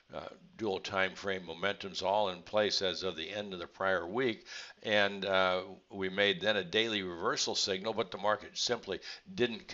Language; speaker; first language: English; native; English